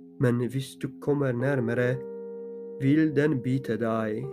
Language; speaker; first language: Norwegian; non-native, fluent; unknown